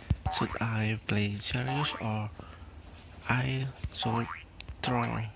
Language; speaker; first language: English; non-native, learner; Indonesian